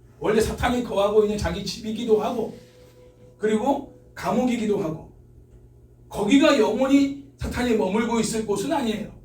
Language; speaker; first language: Korean; native; Korean